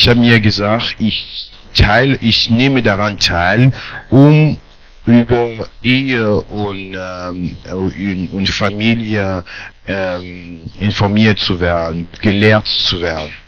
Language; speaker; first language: German; non-native, fluent; French